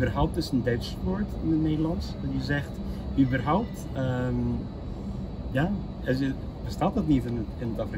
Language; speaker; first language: Dutch; non-native, fluent; English